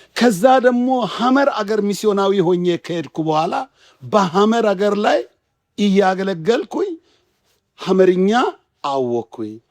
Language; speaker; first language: Amharic; non-native, local second language; Wolaytta